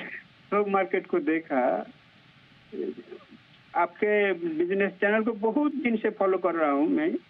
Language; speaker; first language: Hindi; non-native, local second language; Bangla